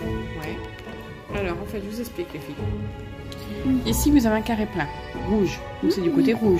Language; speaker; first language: French; native; French